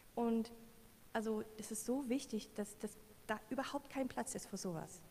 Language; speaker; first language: German; non-native, learner; English